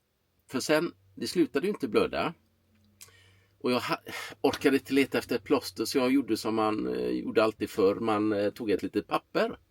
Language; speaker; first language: Swedish; native; Swedish